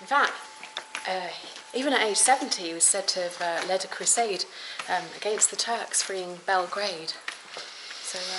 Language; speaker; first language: English; early bilingual, other home language; German